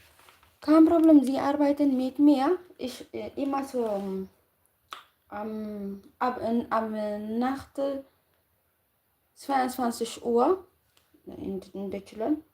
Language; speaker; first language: German; non-native, learner; Tigrinya